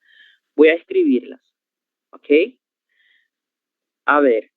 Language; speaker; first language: Spanish; non-native, learner; Portuguese